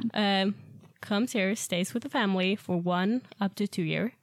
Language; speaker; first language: English; non-native, fluent; Swedish